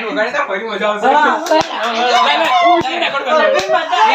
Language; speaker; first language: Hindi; non-native, local second language; Gujarati